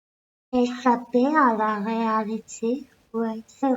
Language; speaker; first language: French; non-native, learner; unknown